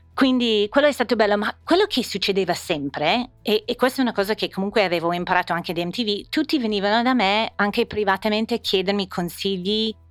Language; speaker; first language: Italian; non-native, fluent; English